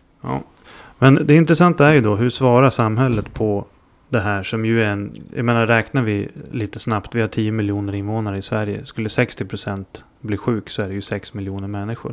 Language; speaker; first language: Swedish; native; Swedish